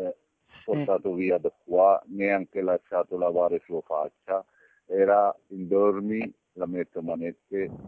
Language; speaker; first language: Italian; non-native, learner; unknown